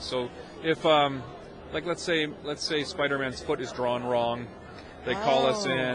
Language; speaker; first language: English; native; English